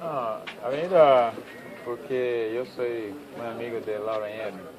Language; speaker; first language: Spanish; non-native, learner; Portuguese